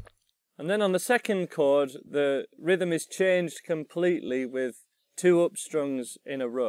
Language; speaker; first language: English; native; English